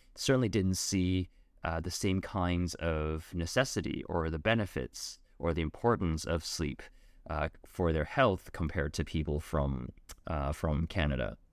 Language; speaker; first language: English; native; English